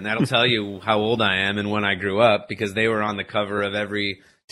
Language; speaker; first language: English; native; English